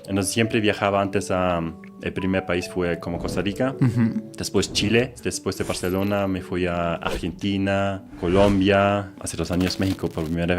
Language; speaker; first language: Spanish; non-native, fluent; German